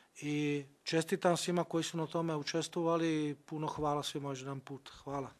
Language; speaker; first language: Bosnian; non-native, fluent; Czech